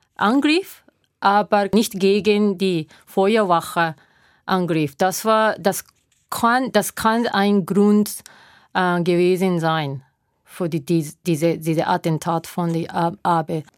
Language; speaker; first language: German; non-native, learner; Japanese